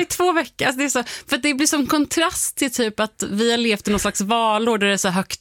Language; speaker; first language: Swedish; native; Swedish